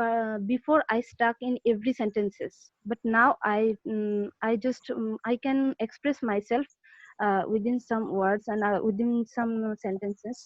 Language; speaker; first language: English; non-native, learner; Bangla